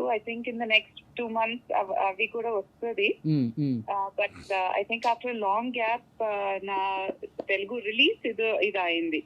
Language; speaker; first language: Telugu; non-native, local second language; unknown